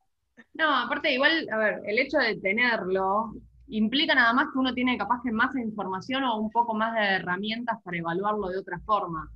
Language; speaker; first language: Spanish; native; Spanish